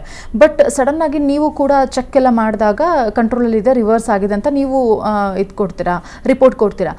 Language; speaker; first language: Kannada; native; Kannada